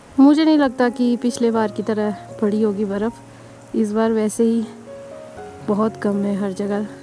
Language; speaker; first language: Hindi; non-native, local second language; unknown